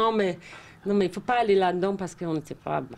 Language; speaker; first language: French; non-native, fluent; Danish